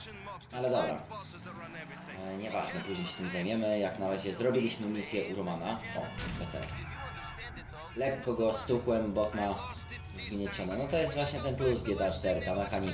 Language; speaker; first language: Polish; native; Polish